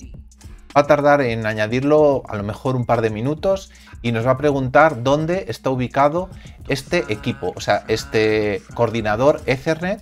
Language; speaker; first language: Spanish; native; Spanish